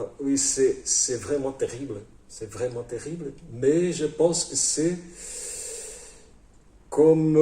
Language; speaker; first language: French; non-native, fluent; Portuguese